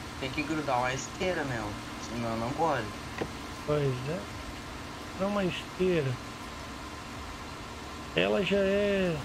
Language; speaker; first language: Portuguese; native; Portuguese